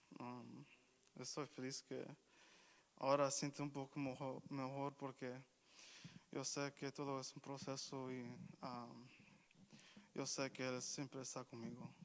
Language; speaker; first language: Spanish; early bilingual, heritage; Spanish